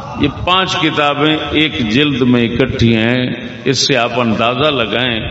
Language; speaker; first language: Urdu; non-native, local second language; Punjabi